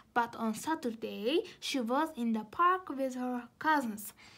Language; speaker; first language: English; non-native, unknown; Azerbaijani